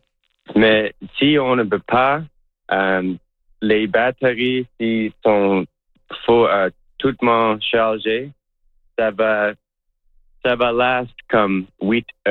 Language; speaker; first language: French; non-native, local second language; English